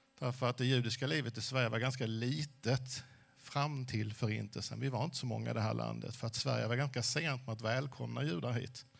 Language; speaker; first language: Swedish; early bilingual, other home language; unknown